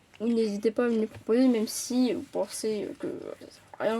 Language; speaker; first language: French; native; French